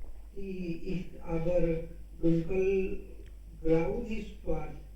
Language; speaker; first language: German; non-native, learner; Hindi